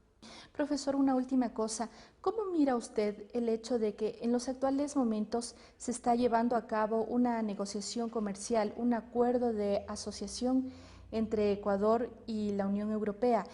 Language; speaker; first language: Spanish; native; Spanish